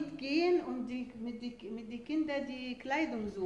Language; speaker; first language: German; non-native, fluent; Arabic